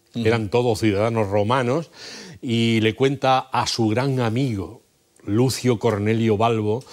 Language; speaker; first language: Spanish; native; Spanish